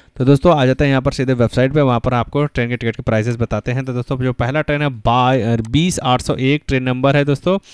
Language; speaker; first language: Hindi; native; Hindi